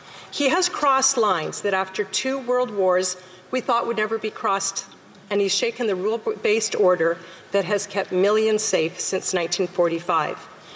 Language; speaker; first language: English; native; English